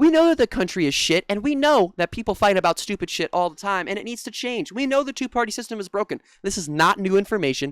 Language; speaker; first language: English; native; English